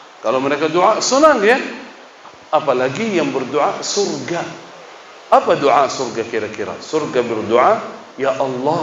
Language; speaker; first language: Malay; non-native, fluent; Arabic